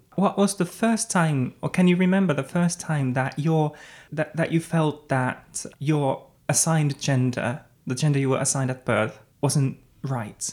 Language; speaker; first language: English; non-native, fluent; Finnish